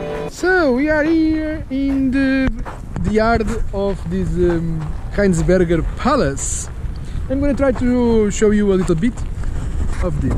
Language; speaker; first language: English; non-native, fluent; Portuguese